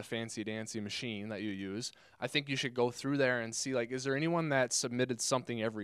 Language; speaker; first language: English; native; English